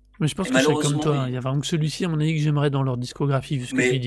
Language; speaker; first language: French; native; French